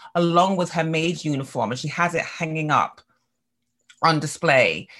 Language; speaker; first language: English; native; English